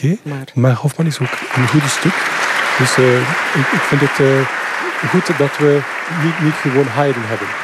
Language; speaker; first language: Dutch; non-native, local second language; French